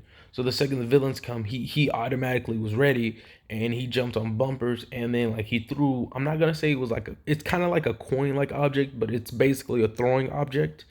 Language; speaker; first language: English; native; English